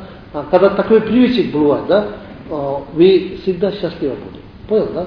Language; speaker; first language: Russian; non-native, learner; Tibetan